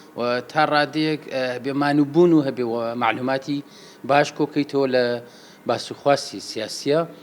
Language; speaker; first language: Central Kurdish; non-native, local second language; Gurani